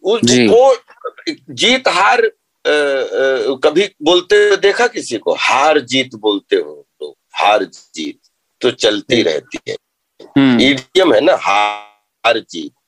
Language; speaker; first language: Hindi; native; Hindi